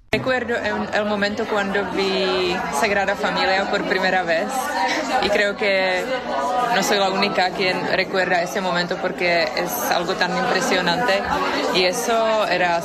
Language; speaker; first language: Spanish; non-native, fluent; Czech